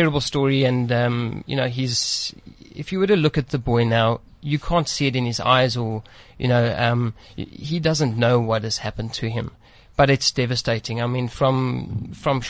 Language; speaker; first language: English; native; English